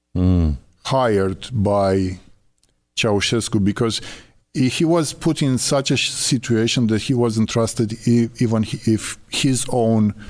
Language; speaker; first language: English; non-native, fluent; Romanian